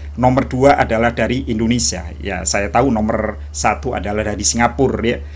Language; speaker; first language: Indonesian; native; Indonesian